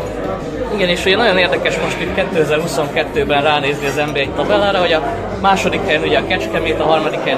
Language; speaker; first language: Hungarian; native; Hungarian